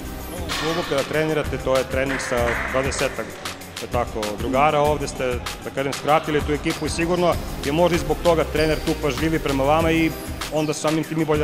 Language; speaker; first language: Serbian; native; Serbian